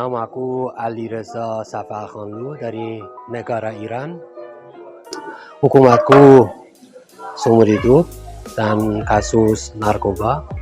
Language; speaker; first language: Indonesian; non-native, learner; Persian